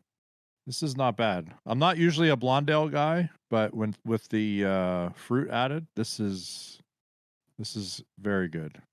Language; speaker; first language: English; native; English